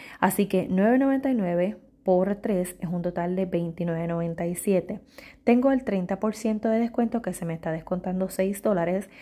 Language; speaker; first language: Spanish; native; Spanish